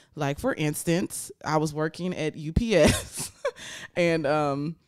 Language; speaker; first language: English; native; English